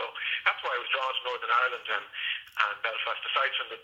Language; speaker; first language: English; native; English